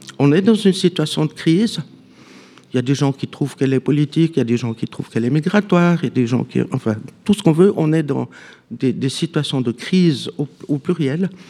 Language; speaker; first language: French; native; French